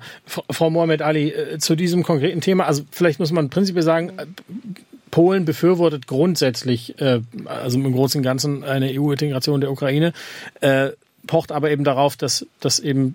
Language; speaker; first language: German; native; German